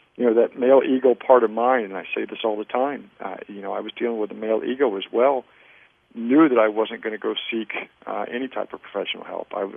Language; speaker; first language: English; native; English